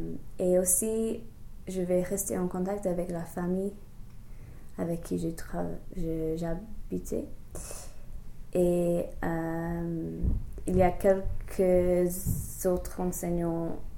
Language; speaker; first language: French; non-native, fluent; English